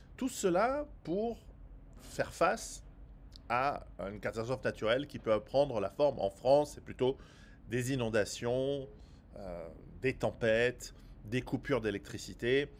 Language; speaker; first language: French; non-native, fluent; Italian